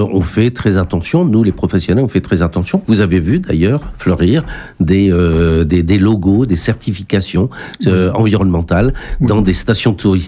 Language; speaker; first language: French; native; French